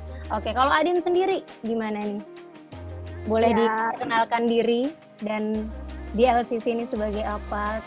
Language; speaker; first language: Indonesian; native; Indonesian